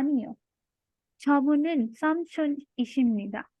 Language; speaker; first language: Korean; non-native, learner; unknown